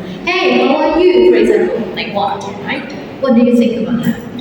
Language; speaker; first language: English; non-native, fluent; Indonesian